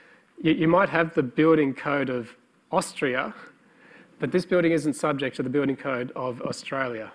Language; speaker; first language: English; native; English